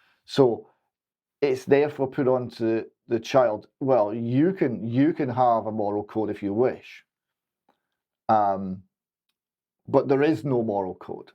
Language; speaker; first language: English; native; English